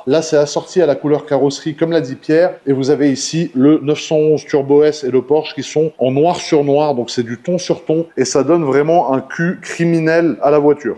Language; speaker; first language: French; native; French